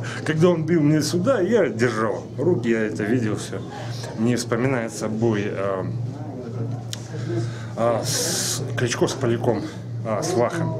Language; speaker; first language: Russian; native; Russian